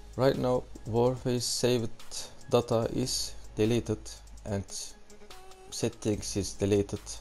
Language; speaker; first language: English; non-native, learner; Turkish